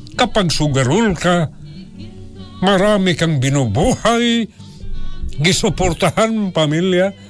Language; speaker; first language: Filipino; non-native, local second language; Cebuano